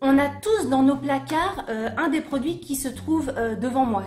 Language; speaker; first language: French; native; French